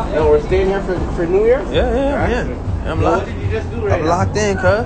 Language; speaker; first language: English; native; English